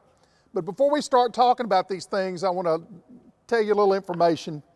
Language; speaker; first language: English; native; English